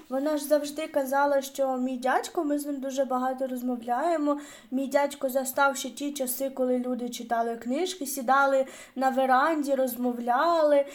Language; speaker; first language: Ukrainian; non-native, local second language; Russian